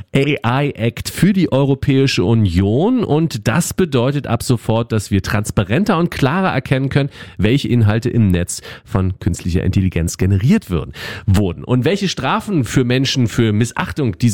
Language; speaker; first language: German; native; German